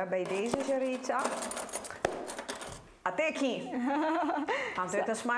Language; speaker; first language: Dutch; non-native, local second language; Papiamento